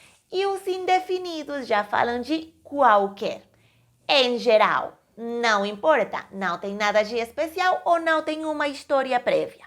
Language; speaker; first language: Portuguese; non-native, fluent; Spanish